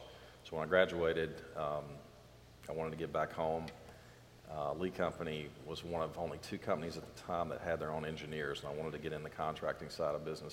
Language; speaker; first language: English; native; English